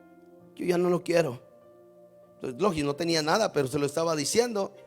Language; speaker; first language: Spanish; native; Spanish